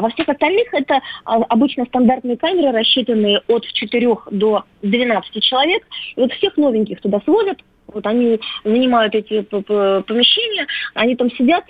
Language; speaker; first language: Russian; native; Russian